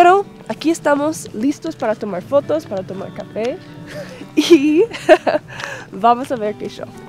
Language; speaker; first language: Spanish; non-native, learner; English